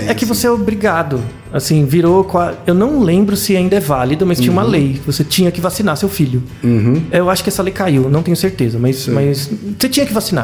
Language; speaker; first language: Portuguese; native; Portuguese